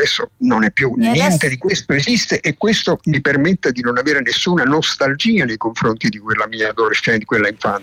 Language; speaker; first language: Italian; native; Italian